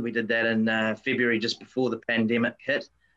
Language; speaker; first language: English; native; English